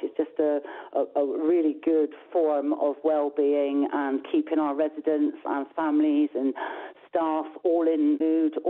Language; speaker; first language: English; native; English